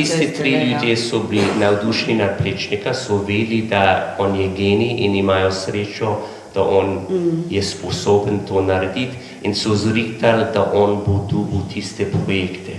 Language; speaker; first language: Slovenian; non-native, learner; English